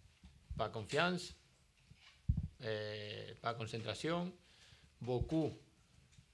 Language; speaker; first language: French; non-native, learner; Spanish